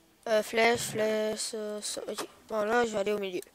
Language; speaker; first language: French; native; French